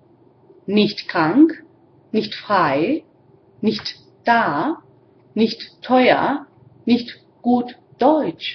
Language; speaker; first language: German; non-native, learner; Spanish